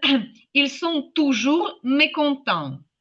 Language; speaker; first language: French; non-native, fluent; Ukrainian